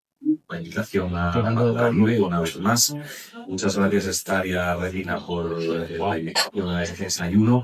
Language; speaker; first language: Spanish; native; Spanish